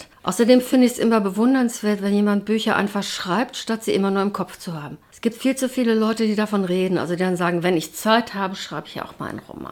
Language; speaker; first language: German; native; German